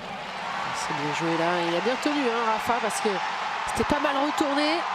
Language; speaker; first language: French; native; French